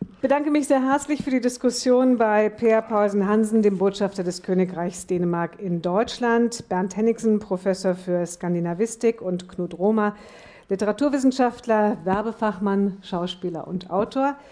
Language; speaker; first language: German; native; German